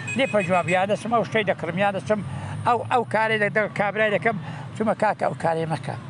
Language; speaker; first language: Central Kurdish; native; Central Kurdish